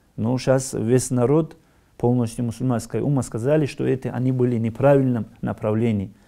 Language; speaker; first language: Russian; non-native, local second language; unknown